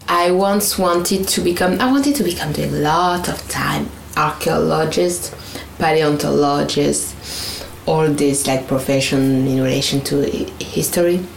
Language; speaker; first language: English; non-native, fluent; French